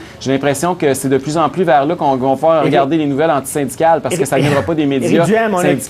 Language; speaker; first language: French; native; French